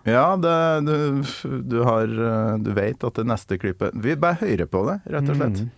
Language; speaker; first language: Norwegian; native; Norwegian